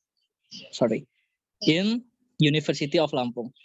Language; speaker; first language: English; non-native, learner; Indonesian